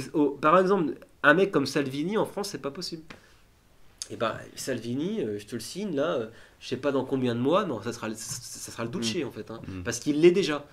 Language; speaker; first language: French; native; French